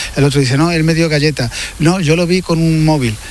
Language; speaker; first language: Spanish; native; Spanish